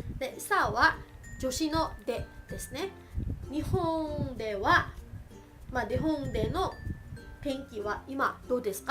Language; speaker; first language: Japanese; early bilingual, other home language; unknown